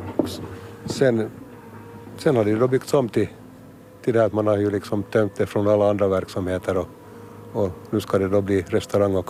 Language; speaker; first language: Swedish; native; Swedish